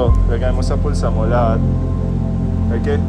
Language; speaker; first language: Filipino; non-native, learner; Arabic